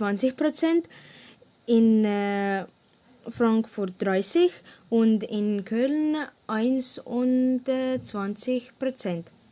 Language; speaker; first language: German; non-native, learner; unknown